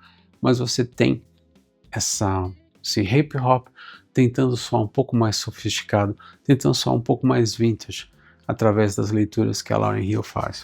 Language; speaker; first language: Portuguese; native; Portuguese